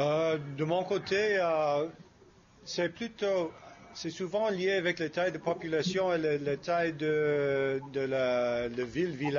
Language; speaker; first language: French; non-native, fluent; English